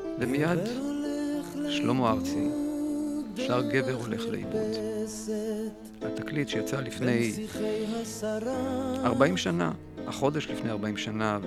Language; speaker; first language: Hebrew; native; Hebrew